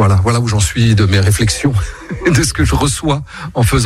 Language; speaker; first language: French; native; French